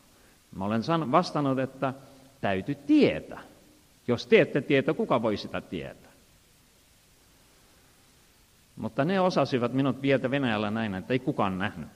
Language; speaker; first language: Finnish; non-native, fluent; Estonian